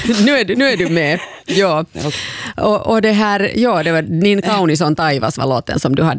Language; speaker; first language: Swedish; native; Swedish